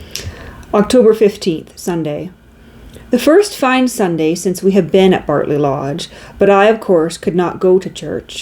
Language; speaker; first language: English; native; English